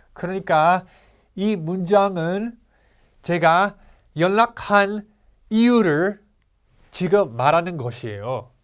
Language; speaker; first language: Korean; non-native, fluent; English